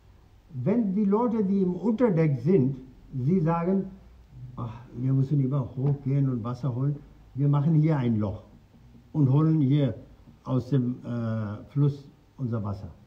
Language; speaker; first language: German; non-native, fluent; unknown